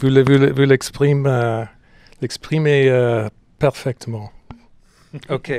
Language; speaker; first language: French; non-native, fluent; English